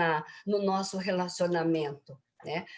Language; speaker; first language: Portuguese; native; Portuguese